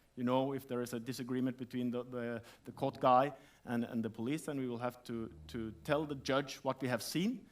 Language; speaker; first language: English; non-native, fluent; Norwegian